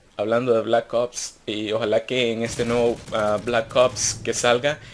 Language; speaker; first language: Spanish; native; Spanish